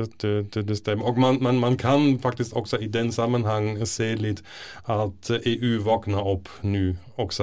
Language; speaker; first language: Norwegian; non-native, fluent; German